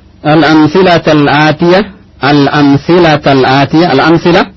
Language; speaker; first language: Arabic; non-native, fluent; Indonesian